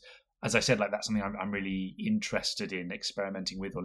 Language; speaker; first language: English; native; English